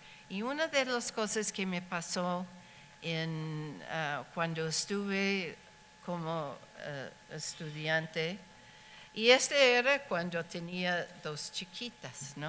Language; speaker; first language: Spanish; non-native, fluent; English